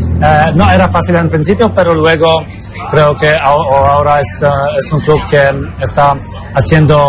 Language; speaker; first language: Spanish; non-native, learner; Polish